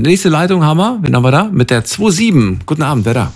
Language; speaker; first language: German; native; German